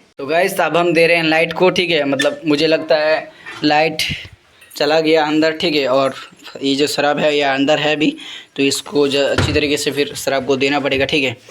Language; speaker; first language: Hindi; non-native, local second language; Bangla